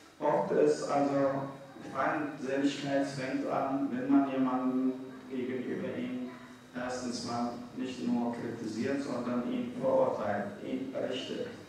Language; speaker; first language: German; non-native, fluent; Arabic